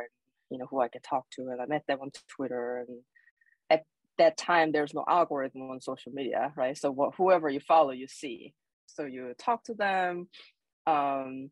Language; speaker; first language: English; non-native, fluent; Korean